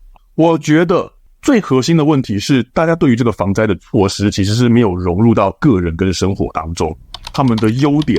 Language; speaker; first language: Chinese; native; Chinese